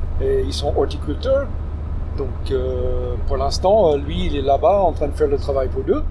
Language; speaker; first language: French; non-native, fluent; English